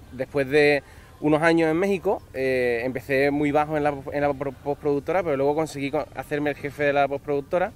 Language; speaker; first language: Spanish; native; Spanish